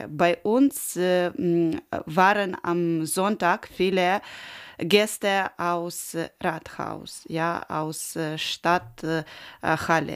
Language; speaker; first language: German; non-native, learner; Ukrainian